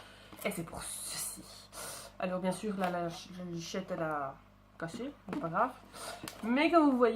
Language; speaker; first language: French; native; French